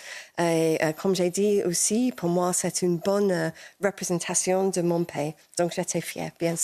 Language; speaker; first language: French; non-native, fluent; English